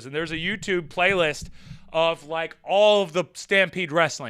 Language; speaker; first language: English; native; English